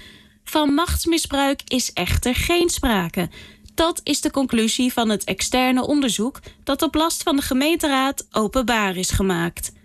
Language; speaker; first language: Dutch; native; Dutch